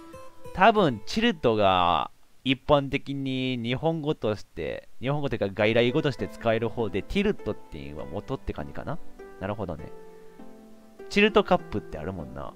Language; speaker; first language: Japanese; native; Japanese